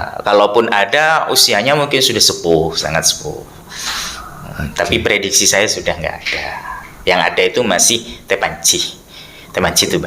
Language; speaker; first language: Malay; non-native, local second language; Madurese